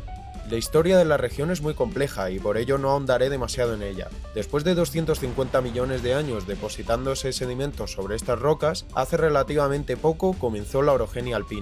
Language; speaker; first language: Spanish; native; Spanish